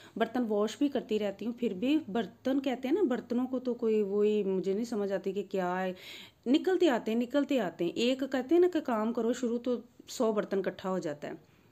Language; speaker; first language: Urdu; non-native, local second language; Punjabi